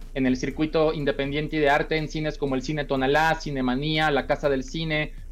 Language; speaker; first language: Spanish; native; Spanish